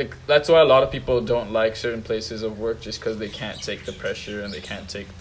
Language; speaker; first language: English; non-native, local second language; Tamil